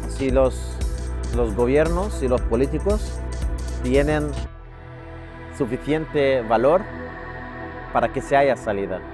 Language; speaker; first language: Spanish; non-native, fluent; Arabic